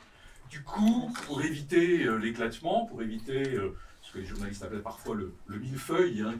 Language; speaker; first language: French; native; French